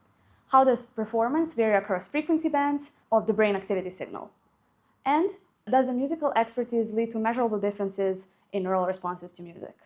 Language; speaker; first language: English; non-native, fluent; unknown